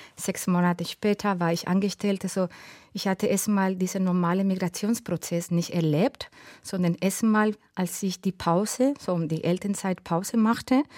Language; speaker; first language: German; non-native, fluent; Spanish